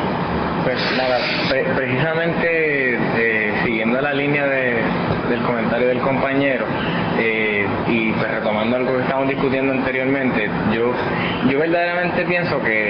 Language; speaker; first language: Spanish; native; Spanish